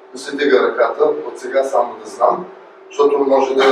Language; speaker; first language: Bulgarian; early bilingual, other home language; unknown